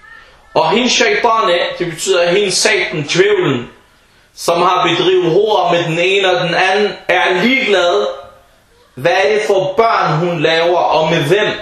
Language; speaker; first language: Danish; early bilingual, other home language; Arabic